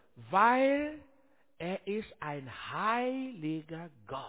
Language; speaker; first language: German; non-native, learner; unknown